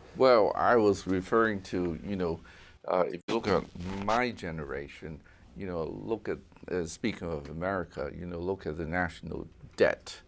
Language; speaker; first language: English; non-native, local second language; Cantonese